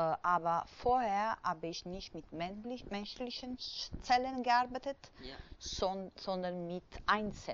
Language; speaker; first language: German; non-native, fluent; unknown